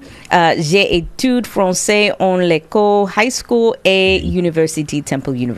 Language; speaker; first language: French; non-native, learner; English